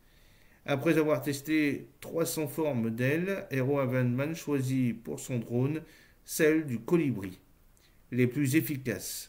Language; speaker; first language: French; native; French